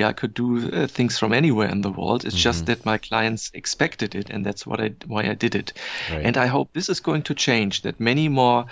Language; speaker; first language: English; non-native, fluent; German